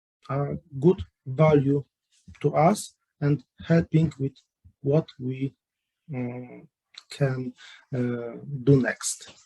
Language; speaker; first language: English; non-native, learner; Polish